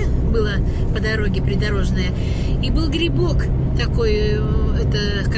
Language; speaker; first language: Russian; native; Russian